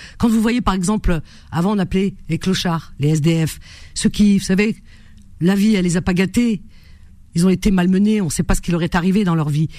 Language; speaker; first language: French; native; French